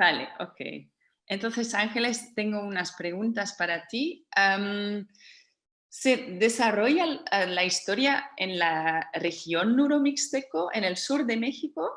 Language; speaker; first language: Spanish; non-native, fluent; Dutch